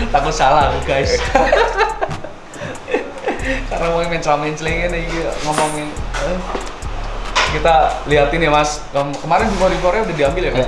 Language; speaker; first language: Indonesian; non-native, local second language; Javanese